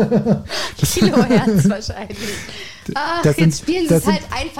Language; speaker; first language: German; native; German